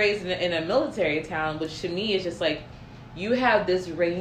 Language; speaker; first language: English; native; English